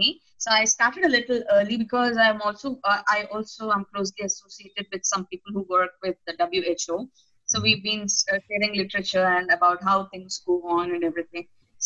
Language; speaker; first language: English; non-native, local second language; Telugu